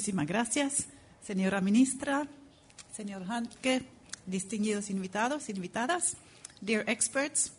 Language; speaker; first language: Spanish; non-native, fluent; Finnish